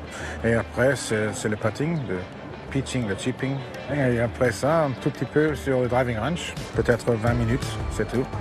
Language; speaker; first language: French; non-native, fluent; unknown